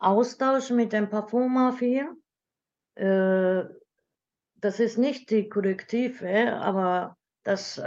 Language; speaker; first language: German; non-native, learner; Japanese